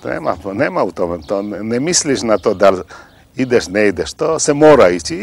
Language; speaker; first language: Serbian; non-native, local second language; Slovak